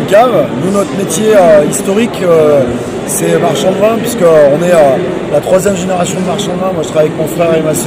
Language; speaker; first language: French; native; French